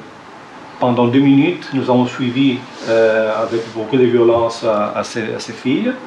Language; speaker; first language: French; non-native, fluent; Spanish